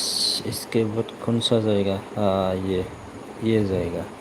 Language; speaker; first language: Hindi; non-native, local second language; Bodo